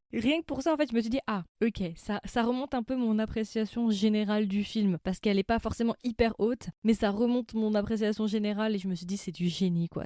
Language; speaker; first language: French; native; French